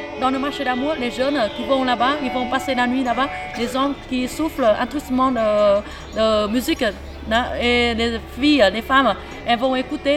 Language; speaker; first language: French; non-native, fluent; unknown